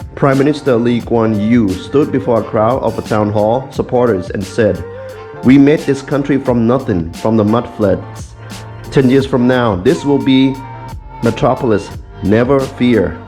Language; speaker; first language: English; non-native, fluent; Thai